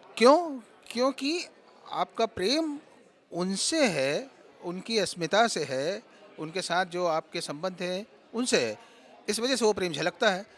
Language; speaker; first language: Hindi; native; Hindi